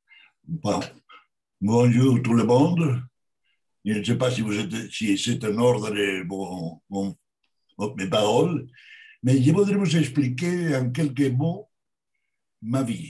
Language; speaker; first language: French; non-native, learner; Spanish